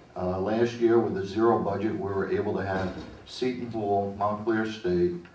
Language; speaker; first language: English; native; English